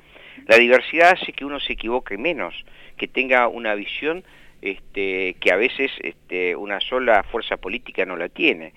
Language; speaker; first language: Spanish; native; Spanish